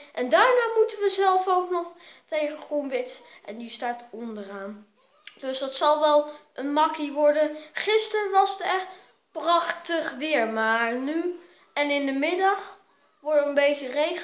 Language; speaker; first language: Dutch; native; Dutch